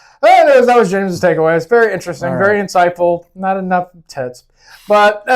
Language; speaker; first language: English; native; English